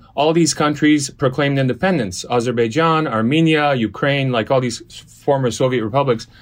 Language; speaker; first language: English; early bilingual, other home language; Armenian